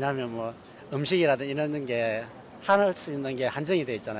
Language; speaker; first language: Korean; native; Korean